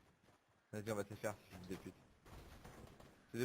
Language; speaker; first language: French; native; French